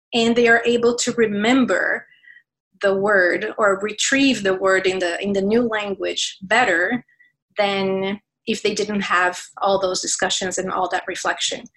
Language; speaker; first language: English; non-native, fluent; Portuguese